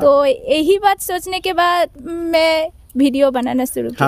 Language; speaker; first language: Hindi; non-native, local second language; Bangla